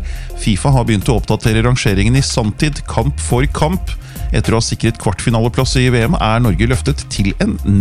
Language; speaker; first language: Norwegian; native; Norwegian